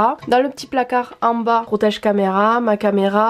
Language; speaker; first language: French; native; French